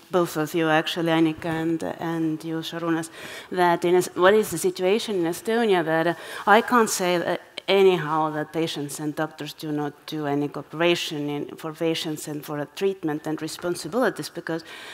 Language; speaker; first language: English; non-native, fluent; Estonian